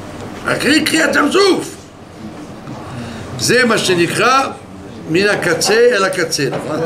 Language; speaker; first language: Hebrew; non-native, fluent; French